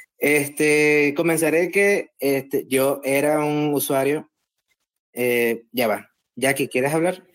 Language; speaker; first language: Spanish; native; Spanish